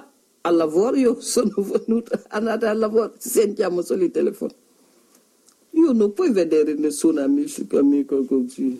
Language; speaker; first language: Italian; non-native, learner; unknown